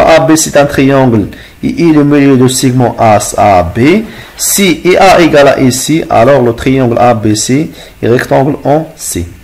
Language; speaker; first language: French; non-native, local second language; Arabic